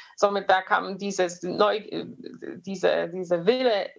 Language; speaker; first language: German; non-native, fluent; Polish